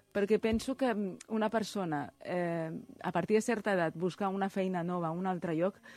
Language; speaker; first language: Catalan; early bilingual, other home language; Chinese